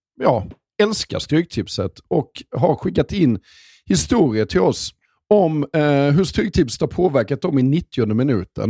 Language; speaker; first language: Swedish; native; Swedish